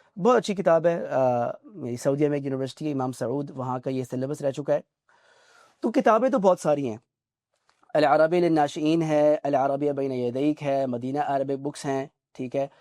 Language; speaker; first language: Urdu; native; Urdu